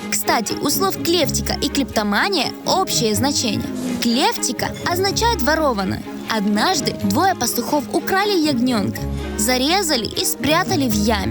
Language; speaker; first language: Russian; native; Russian